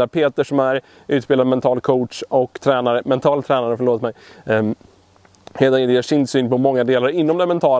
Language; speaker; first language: Swedish; native; Swedish